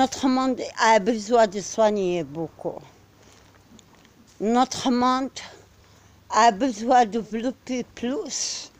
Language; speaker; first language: French; non-native, learner; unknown